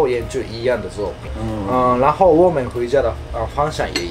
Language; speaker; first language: Chinese; non-native, fluent; Japanese